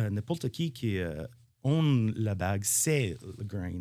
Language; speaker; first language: French; non-native, learner; English